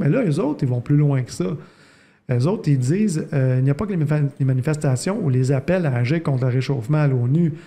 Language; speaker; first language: French; native; French